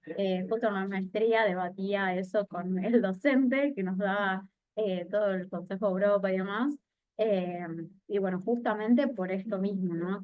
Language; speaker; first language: Spanish; native; Spanish